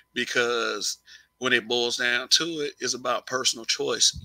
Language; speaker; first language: English; native; English